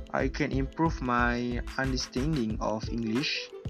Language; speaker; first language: English; non-native, local second language; Malay